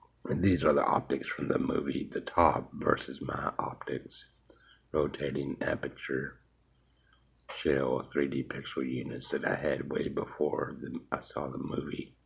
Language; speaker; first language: English; native; English